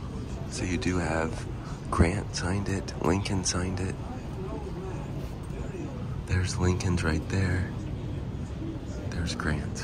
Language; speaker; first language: English; native; English